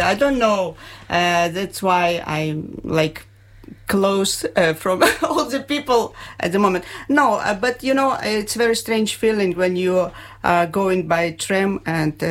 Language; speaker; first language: English; non-native, fluent; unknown